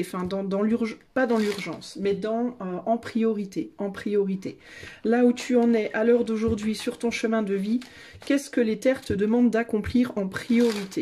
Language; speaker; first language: French; native; French